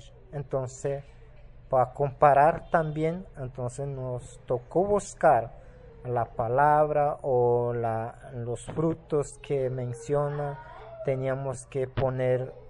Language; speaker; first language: Spanish; non-native, local second language; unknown